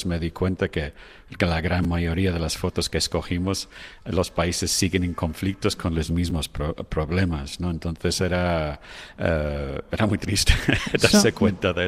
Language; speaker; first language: Spanish; non-native, fluent; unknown